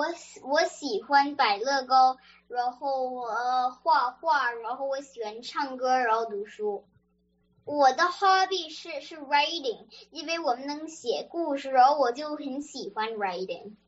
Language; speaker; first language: Chinese; early bilingual, other home language; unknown